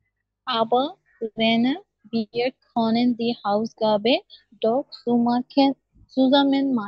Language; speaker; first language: German; non-native, learner; Bangla